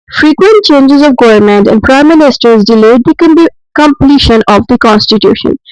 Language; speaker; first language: English; non-native, local second language; Urdu